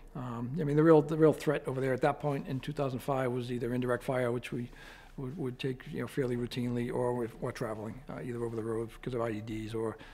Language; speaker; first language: English; native; English